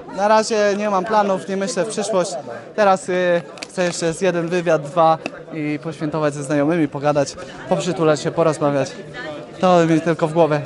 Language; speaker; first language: Polish; native; Polish